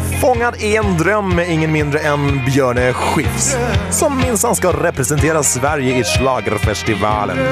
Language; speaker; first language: Swedish; native; Swedish